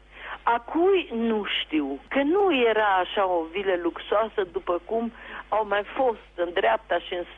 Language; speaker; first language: Romanian; non-native, local second language; German